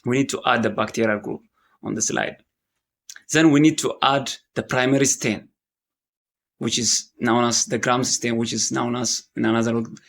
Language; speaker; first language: English; non-native, local second language; Amharic